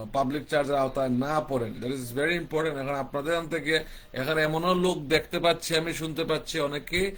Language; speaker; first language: Bangla; early bilingual, heritage; Bangla